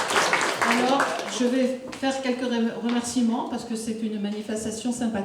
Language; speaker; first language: French; native; French